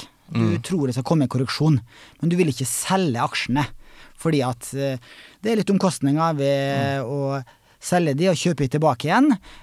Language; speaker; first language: Norwegian; native; Norwegian